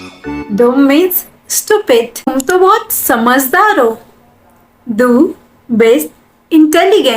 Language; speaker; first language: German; non-native, learner; Hindi